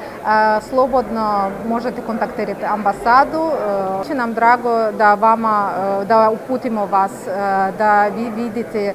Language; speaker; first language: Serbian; non-native, fluent; Azerbaijani